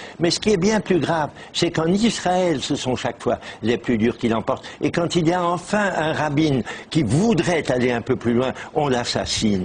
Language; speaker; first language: French; native; French